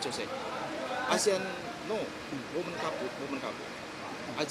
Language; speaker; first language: Japanese; non-native, learner; Indonesian